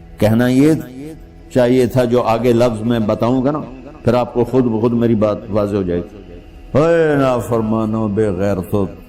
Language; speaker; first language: Urdu; non-native, local second language; Punjabi